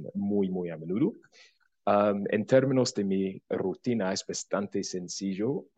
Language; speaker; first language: Spanish; non-native, fluent; English